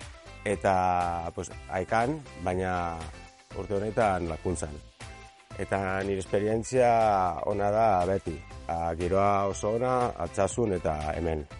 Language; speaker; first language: Basque; non-native, local second language; Spanish